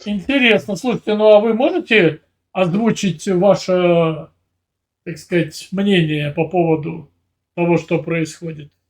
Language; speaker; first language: Russian; native; Russian